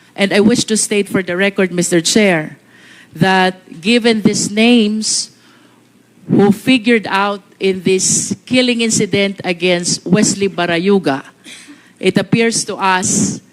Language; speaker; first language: English; non-native, local second language; Filipino